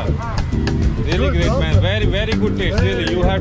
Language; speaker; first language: English; non-native, learner; Hindi